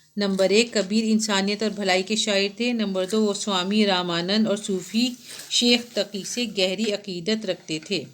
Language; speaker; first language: Urdu; native; Urdu